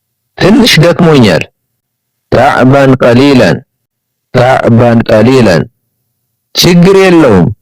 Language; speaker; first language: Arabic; non-native, fluent; Amharic